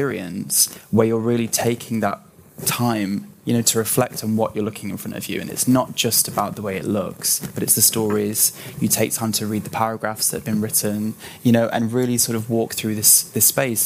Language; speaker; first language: English; native; English